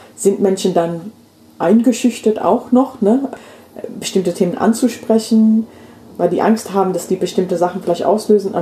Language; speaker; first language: German; non-native, fluent; English